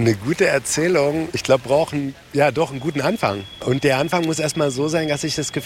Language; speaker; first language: German; native; German